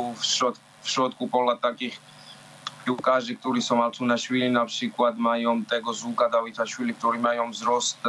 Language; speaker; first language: Polish; non-native, learner; Georgian